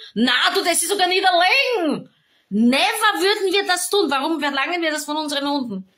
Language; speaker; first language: German; native; German